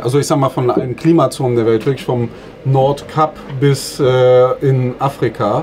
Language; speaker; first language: German; native; German